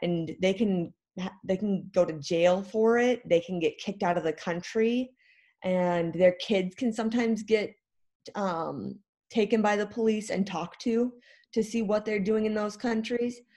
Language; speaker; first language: English; native; English